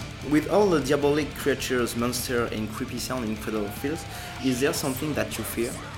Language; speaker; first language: English; non-native, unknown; French